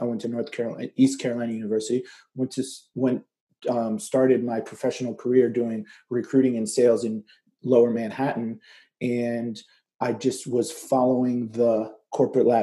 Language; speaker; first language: English; native; English